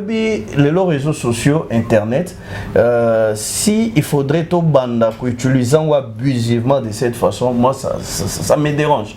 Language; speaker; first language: French; non-native, local second language; Lingala